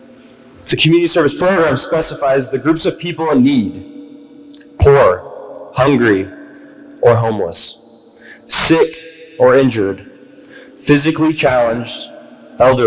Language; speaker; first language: English; native; English